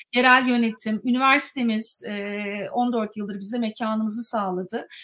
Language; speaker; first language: Turkish; native; Turkish